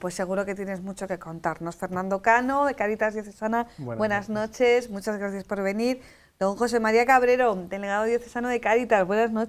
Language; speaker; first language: Spanish; native; Spanish